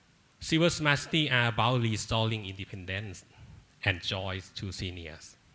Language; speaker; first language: English; non-native, learner; Thai